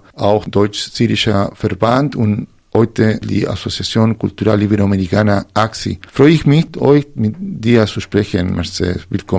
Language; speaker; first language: German; non-native, fluent; Spanish